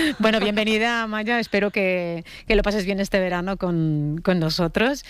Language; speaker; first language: Spanish; native; Spanish